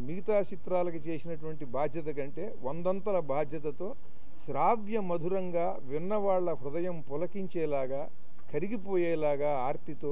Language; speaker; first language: Telugu; native; Telugu